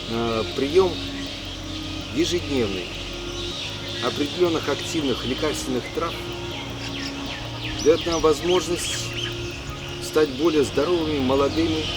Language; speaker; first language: Russian; native; Russian